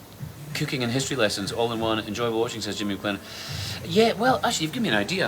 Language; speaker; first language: English; native; English